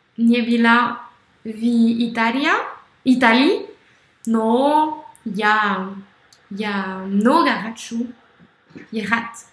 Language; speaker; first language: Russian; non-native, learner; French